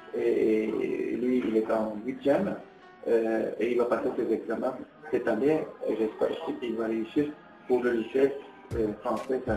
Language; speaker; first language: French; non-native, fluent; Turkish